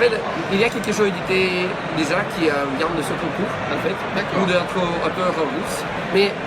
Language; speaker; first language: French; non-native, learner; Russian